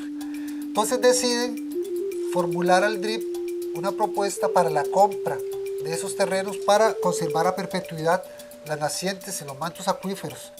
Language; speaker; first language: Spanish; native; Spanish